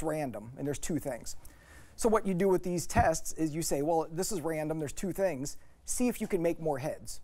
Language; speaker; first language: English; native; English